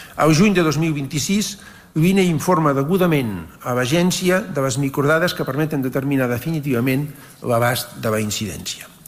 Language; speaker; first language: Catalan; native; Catalan